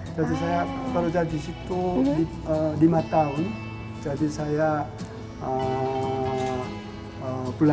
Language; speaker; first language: Indonesian; non-native, fluent; Korean